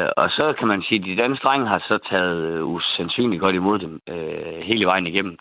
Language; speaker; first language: Danish; native; Danish